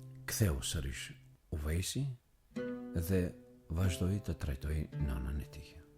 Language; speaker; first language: Albanian; native; Albanian